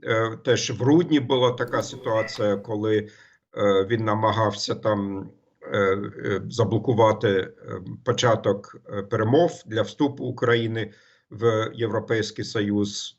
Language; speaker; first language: Ukrainian; non-native, fluent; German